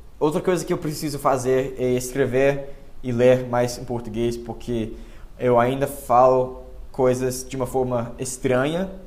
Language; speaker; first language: Portuguese; non-native, fluent; English